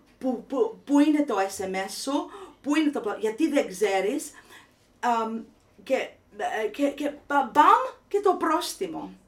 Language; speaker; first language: Greek; early bilingual, heritage; Greek